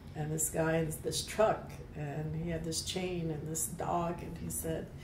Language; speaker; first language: English; native; English